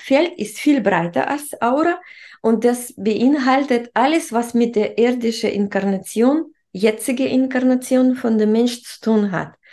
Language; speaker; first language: German; non-native, fluent; Russian